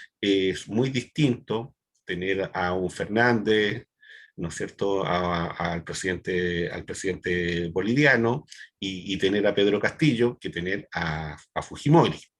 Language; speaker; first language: Spanish; native; Spanish